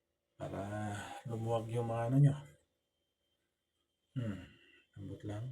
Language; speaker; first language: Filipino; native; Filipino